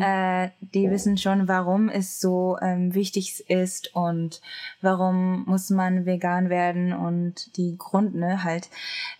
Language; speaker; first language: German; non-native, learner; Japanese